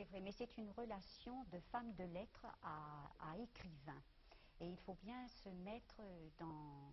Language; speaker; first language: French; native; French